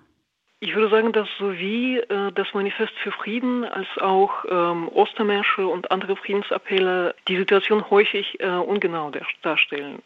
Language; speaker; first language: German; non-native, fluent; Russian